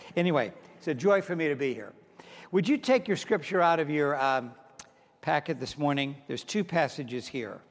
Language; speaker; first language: English; native; English